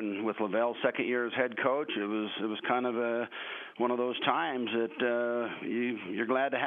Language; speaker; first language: English; native; English